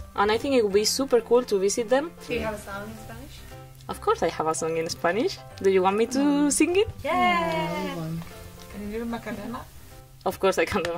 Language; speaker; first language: English; non-native, fluent; Spanish